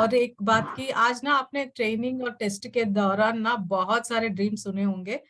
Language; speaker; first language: Hindi; non-native, local second language; Telugu